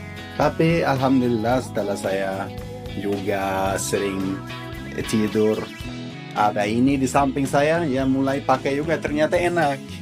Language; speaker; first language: Indonesian; non-native, fluent; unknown